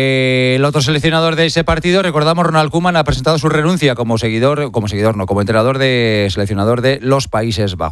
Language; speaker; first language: Spanish; native; Spanish